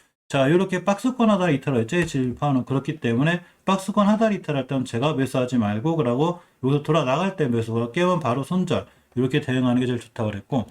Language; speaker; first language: Korean; native; Korean